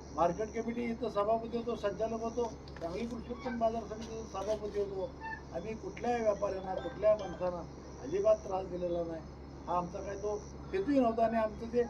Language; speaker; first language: Marathi; native; Marathi